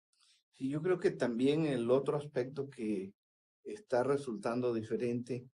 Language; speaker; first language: Spanish; native; Spanish